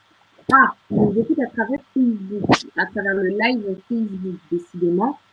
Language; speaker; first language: French; native; French